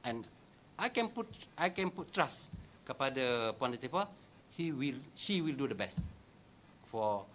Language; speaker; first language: English; non-native, local second language; Malay